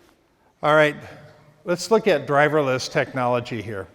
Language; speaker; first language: English; native; English